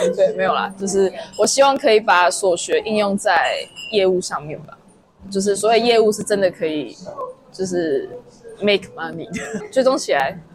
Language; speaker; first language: Chinese; native; Chinese